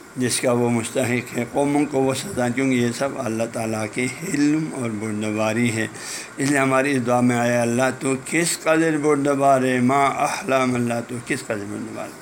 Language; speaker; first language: Urdu; non-native, local second language; Balti